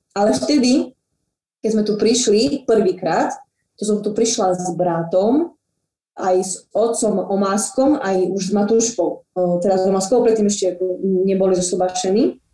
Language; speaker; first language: Slovak; non-native, local second language; Rusyn